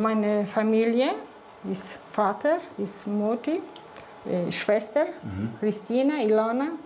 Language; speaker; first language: German; non-native, learner; Polish